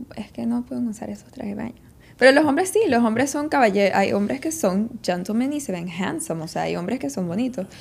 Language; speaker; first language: Spanish; early bilingual, heritage; Spanish